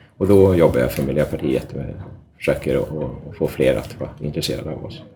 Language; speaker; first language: Swedish; native; Swedish